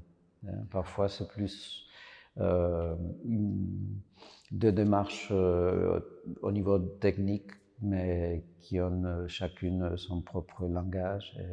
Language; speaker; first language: French; non-native, fluent; Spanish